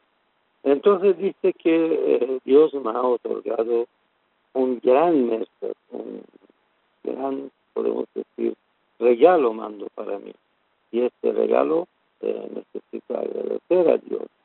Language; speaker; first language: Spanish; non-native, learner; Persian